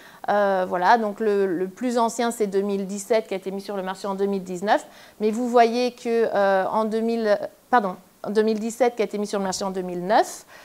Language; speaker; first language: French; native; French